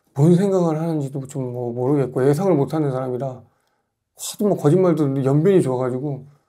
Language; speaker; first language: Korean; native; Korean